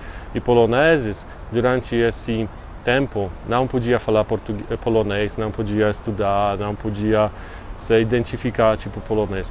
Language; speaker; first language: Portuguese; non-native, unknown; Polish